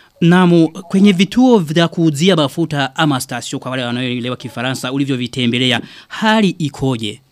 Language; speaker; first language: Swahili; non-native, local second language; Rundi